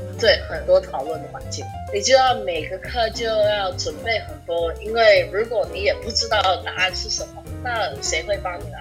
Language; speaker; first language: Chinese; non-native, fluent; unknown